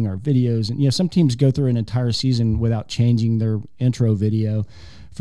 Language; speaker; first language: English; native; English